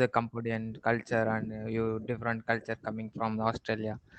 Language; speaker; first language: English; non-native, learner; Tamil